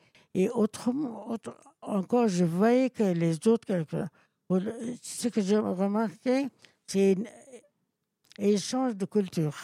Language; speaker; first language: French; non-native, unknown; Persian